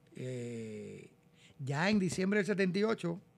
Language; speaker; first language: Spanish; native; Spanish